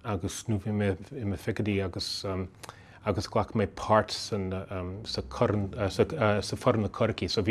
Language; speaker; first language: Irish; non-native, fluent; English